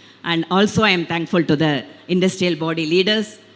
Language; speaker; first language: English; non-native, local second language; Tamil